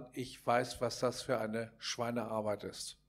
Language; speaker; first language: German; native; German